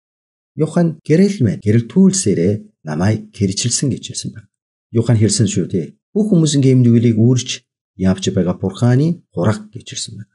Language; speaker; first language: Mongolian; non-native, fluent; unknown